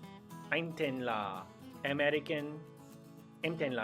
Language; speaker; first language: Vietnamese; non-native, learner; English